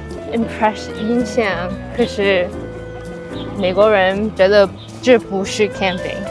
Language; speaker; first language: Chinese; non-native, learner; English